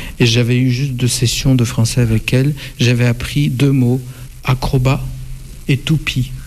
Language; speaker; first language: French; non-native, fluent; Russian